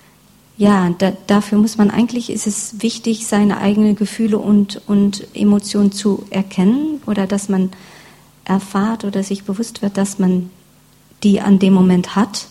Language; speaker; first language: German; non-native, fluent; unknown